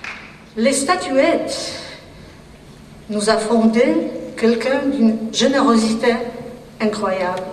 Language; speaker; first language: French; non-native, fluent; Polish